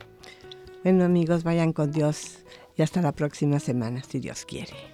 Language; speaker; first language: Spanish; native; Spanish